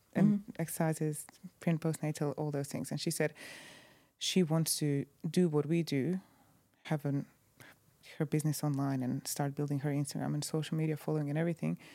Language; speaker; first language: English; non-native, fluent; Croatian